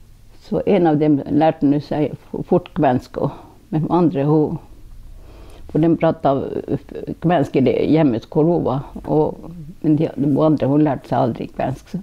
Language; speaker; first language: Norwegian; non-native, local second language; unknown